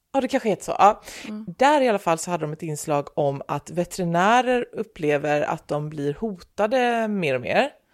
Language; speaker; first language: Swedish; native; Swedish